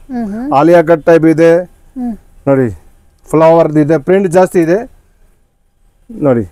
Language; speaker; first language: Kannada; non-native, local second language; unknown